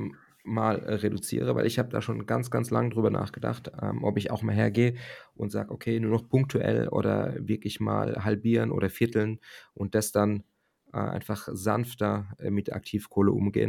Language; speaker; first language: German; native; German